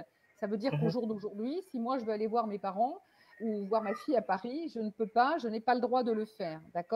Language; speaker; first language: French; native; French